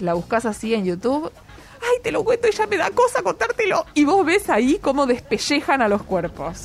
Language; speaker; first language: Spanish; native; Spanish